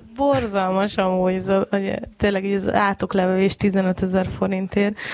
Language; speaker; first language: Hungarian; native; Hungarian